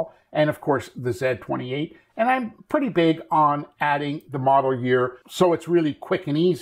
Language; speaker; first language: English; native; English